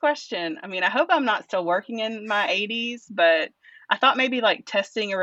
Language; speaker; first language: English; native; English